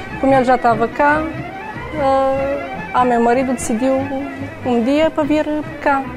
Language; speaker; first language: Portuguese; non-native, learner; Romanian